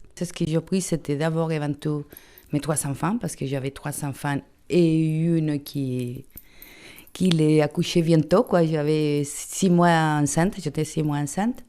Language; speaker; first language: French; non-native, fluent; Spanish